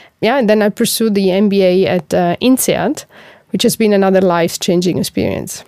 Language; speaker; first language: English; non-native, fluent; Italian